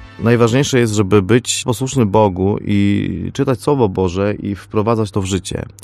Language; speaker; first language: Polish; non-native, fluent; Armenian